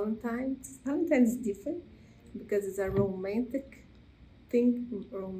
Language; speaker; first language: English; non-native, learner; Portuguese